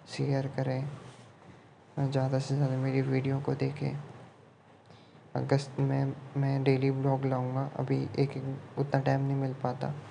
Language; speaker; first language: Hindi; native; Hindi